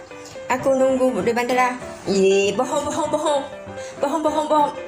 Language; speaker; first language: Indonesian; non-native, learner; Vietnamese